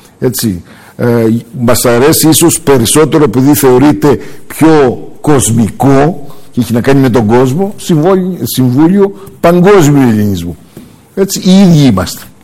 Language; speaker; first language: Greek; early bilingual, heritage; Greek